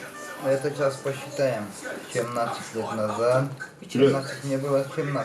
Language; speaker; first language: Russian; native; Russian